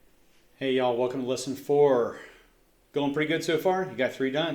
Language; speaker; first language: English; native; English